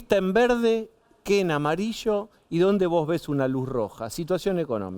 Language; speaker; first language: Spanish; native; Spanish